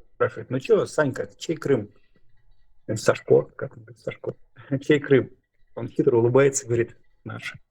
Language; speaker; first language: Russian; native; Russian